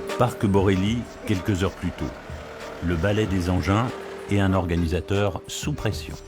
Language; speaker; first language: French; native; French